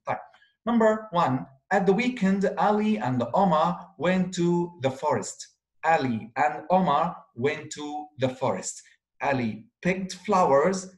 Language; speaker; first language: English; non-native, fluent; Arabic